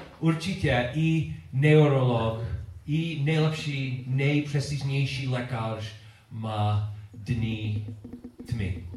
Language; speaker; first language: Czech; non-native, learner; English